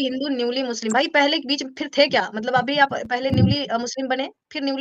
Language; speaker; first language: Hindi; native; Hindi